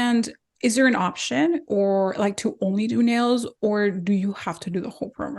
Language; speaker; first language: English; native; English